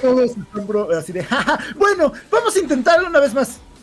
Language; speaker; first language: Spanish; native; Spanish